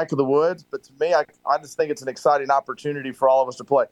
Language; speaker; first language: English; native; English